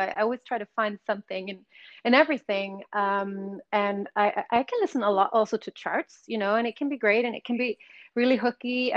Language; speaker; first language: English; non-native, fluent; Swedish